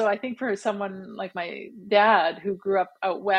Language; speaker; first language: English; native; English